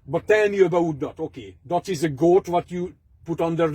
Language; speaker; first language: English; non-native, fluent; Hungarian